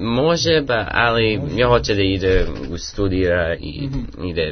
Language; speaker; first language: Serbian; early bilingual, heritage; English